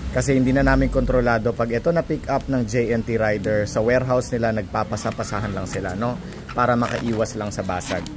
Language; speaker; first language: Filipino; non-native, local second language; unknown